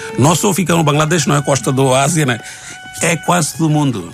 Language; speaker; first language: Portuguese; non-native, learner; Bangla